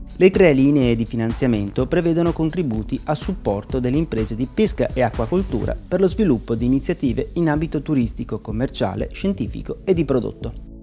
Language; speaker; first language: Italian; native; Italian